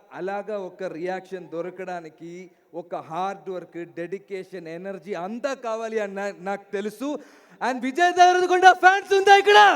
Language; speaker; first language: Telugu; non-native, learner; Malayalam